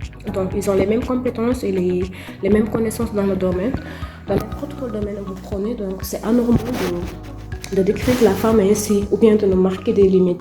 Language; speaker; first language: French; non-native, local second language; Wolof